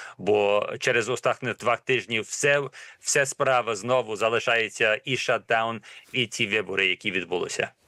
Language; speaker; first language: Ukrainian; early bilingual, heritage; Ukrainian